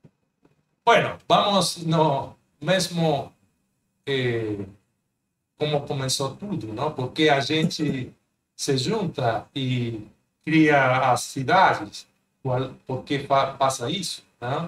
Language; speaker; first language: Portuguese; non-native, fluent; Spanish